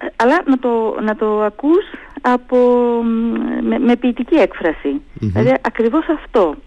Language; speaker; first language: Greek; native; Greek